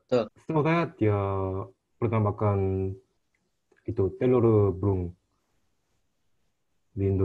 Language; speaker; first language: Indonesian; non-native, learner; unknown